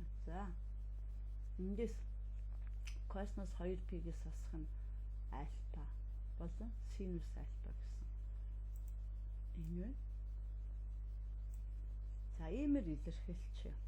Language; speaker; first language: Mongolian; native; Mongolian